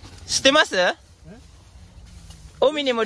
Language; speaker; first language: Japanese; non-native, learner; Filipino